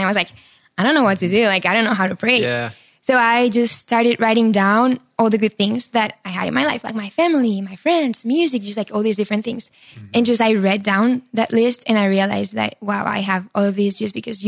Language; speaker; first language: English; non-native, fluent; Spanish